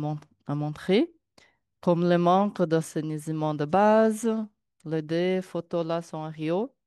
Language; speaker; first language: French; non-native, learner; Portuguese